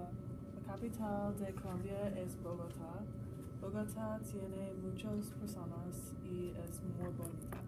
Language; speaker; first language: Spanish; non-native, learner; English